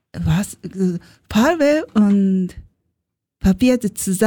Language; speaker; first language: German; non-native, learner; Japanese